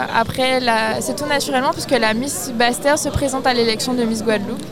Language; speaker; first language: French; native; French